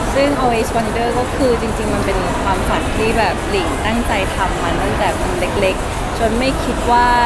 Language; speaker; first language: Thai; non-native, fluent; Cantonese